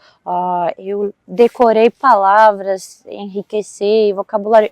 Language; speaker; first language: Portuguese; non-native, fluent; Russian